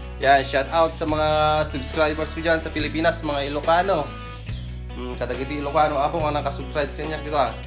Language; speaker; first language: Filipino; non-native, local second language; Iloko